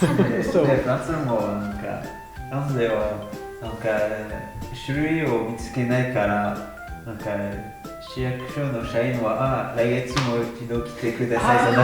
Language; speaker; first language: Japanese; non-native, learner; French